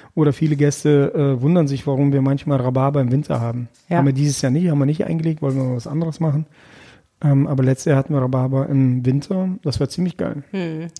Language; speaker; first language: German; early bilingual, other home language; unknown